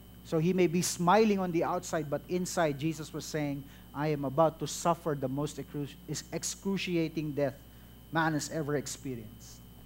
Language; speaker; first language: English; non-native, local second language; Filipino